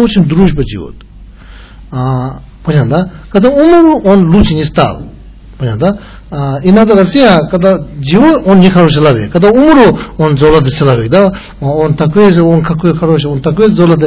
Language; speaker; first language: Russian; non-native, learner; Tibetan